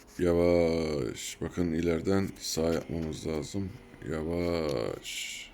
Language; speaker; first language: Turkish; early bilingual, heritage; Turkish